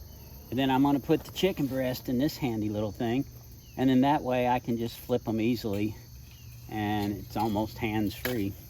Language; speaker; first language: English; native; English